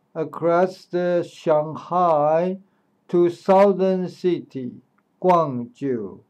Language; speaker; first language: English; non-native, learner; Chinese